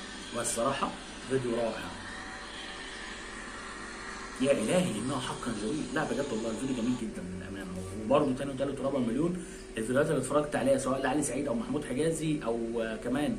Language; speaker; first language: Arabic; native; Arabic